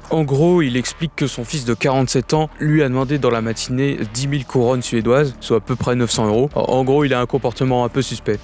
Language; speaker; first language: French; native; French